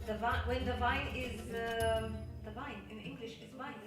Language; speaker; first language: English; non-native, learner; Arabic